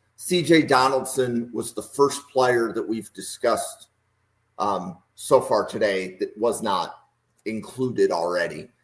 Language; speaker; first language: English; native; English